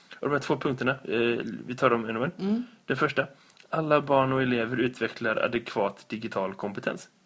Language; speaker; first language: Swedish; native; Swedish